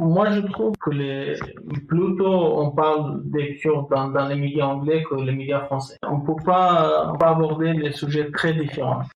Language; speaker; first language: French; non-native, fluent; Kurdish